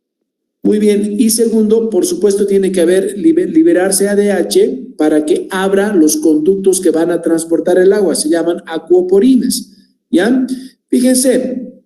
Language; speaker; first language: Spanish; native; Spanish